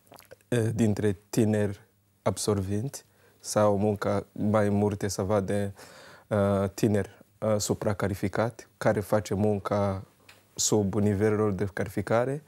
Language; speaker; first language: Romanian; non-native, learner; Kinyarwanda